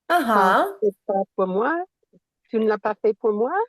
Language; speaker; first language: French; non-native, learner; English